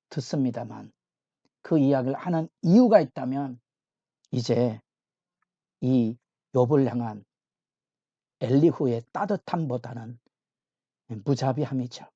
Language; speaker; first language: Korean; native; Korean